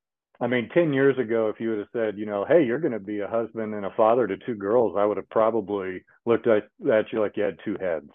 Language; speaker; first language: English; native; English